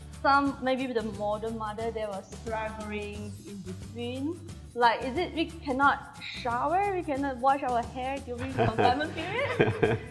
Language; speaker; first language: English; non-native, local second language; Chinese